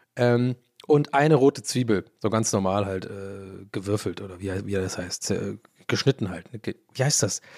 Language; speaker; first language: German; early bilingual, other home language; English